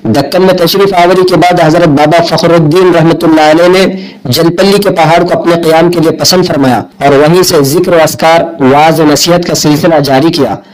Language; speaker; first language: Hindi; native; Hindi